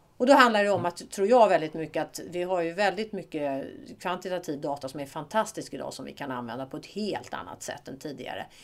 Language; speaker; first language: Swedish; native; Swedish